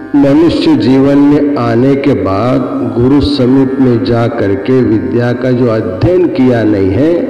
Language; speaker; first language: Hindi; non-native, local second language; Kannada